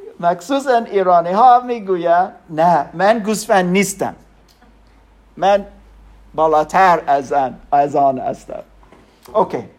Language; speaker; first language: Persian; non-native, learner; German